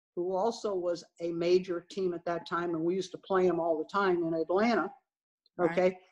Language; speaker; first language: English; native; English